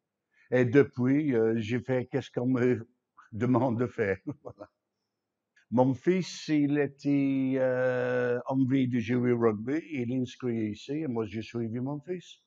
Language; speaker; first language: French; non-native, fluent; English